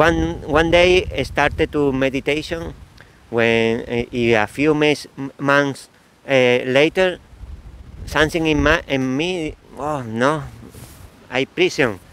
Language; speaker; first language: English; non-native, learner; Spanish